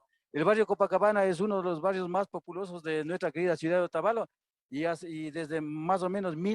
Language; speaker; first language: Spanish; native; Spanish